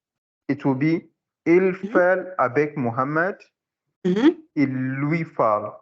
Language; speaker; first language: French; non-native, learner; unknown